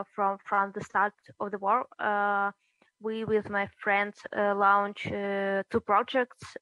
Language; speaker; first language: English; early bilingual, other home language; Russian